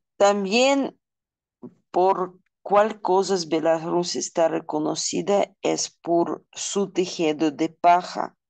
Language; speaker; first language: Spanish; non-native, fluent; Russian